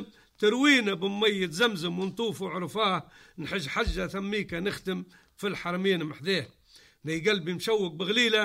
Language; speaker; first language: Arabic; native; Arabic